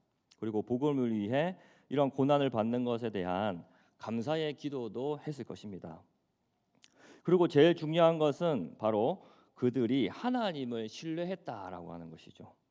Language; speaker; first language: Korean; native; Korean